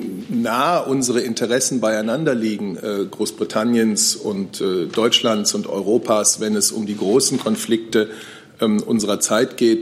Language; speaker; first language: German; native; German